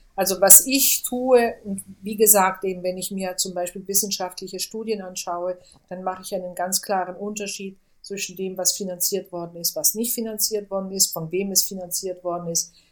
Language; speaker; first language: German; non-native, fluent; Italian